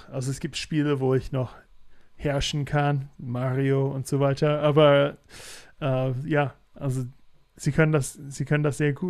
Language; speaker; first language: German; non-native, fluent; English